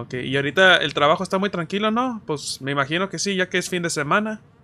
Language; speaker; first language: Spanish; early bilingual, heritage; Spanish